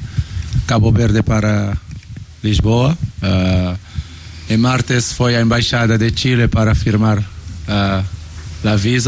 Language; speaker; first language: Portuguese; non-native, local second language; Kabuverdianu